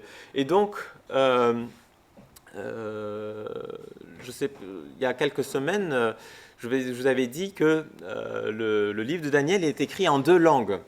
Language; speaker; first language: French; native; French